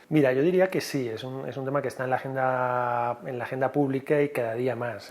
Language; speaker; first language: Spanish; native; Spanish